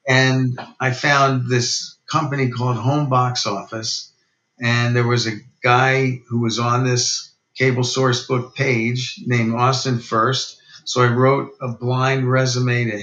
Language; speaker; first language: English; native; English